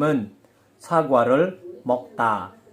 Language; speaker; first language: Korean; non-native, fluent; Indonesian